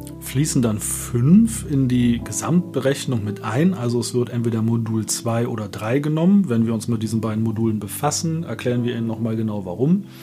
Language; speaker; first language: German; native; German